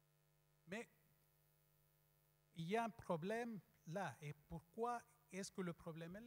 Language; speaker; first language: French; non-native, fluent; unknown